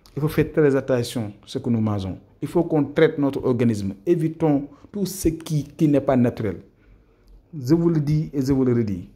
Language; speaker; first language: French; non-native, local second language; Wolof